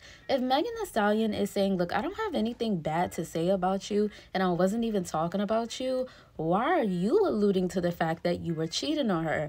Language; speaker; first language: English; native; English